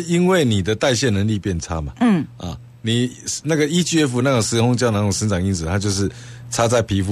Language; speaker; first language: Chinese; native; Chinese